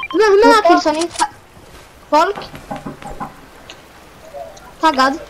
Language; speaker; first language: Swedish; early bilingual, other home language; Turkish